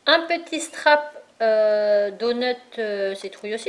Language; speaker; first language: French; native; French